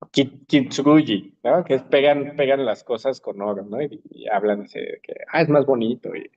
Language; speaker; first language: Spanish; native; Spanish